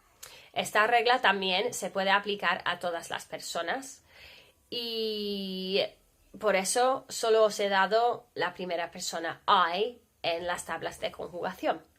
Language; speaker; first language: Spanish; non-native, fluent; English